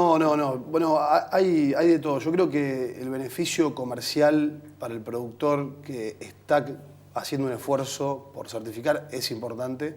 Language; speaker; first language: Spanish; native; Spanish